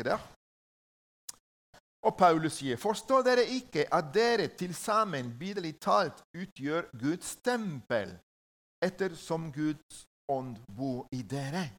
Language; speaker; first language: Norwegian; non-native, learner; Spanish